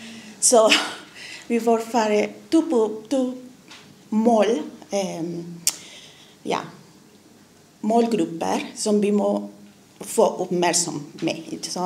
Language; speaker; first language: Norwegian; non-native, learner; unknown